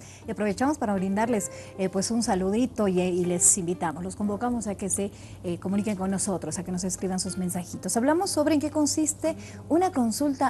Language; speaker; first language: Spanish; native; Spanish